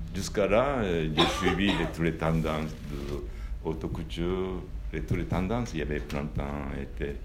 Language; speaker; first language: French; non-native, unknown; Japanese